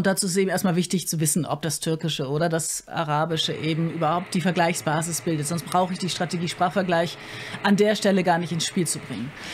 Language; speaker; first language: German; native; German